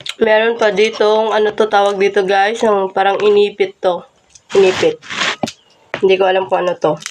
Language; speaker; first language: Filipino; non-native, local second language; Hiligaynon